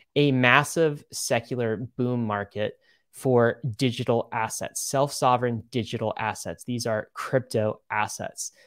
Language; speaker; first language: English; native; English